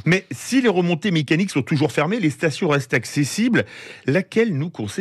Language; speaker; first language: French; native; French